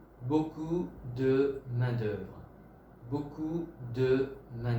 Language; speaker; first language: French; non-native, fluent; Vietnamese